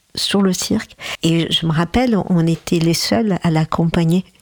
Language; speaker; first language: French; non-native, fluent; Portuguese